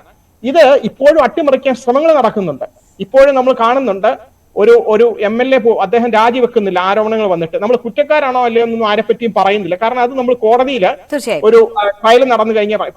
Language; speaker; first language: Malayalam; native; Malayalam